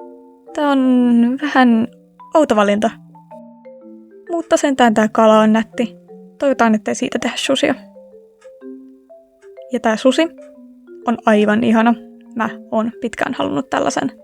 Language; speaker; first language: Finnish; native; Finnish